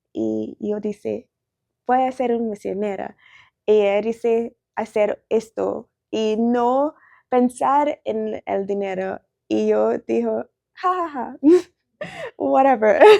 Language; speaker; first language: Spanish; non-native, learner; English